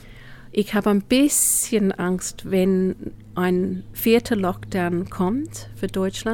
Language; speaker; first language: German; non-native, fluent; English